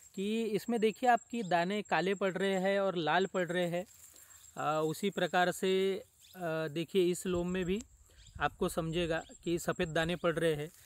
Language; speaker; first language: Hindi; non-native, local second language; Marathi